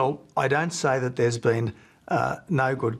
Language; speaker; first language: English; native; English